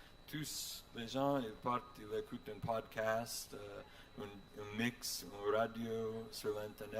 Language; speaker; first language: French; non-native, learner; English